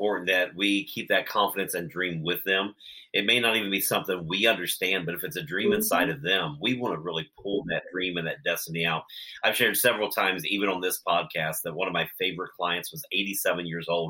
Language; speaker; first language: English; native; English